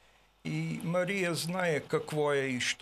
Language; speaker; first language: Bulgarian; early bilingual, heritage; Bulgarian